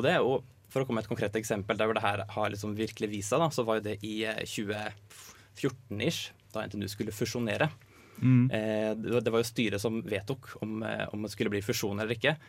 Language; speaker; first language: Norwegian; native; Norwegian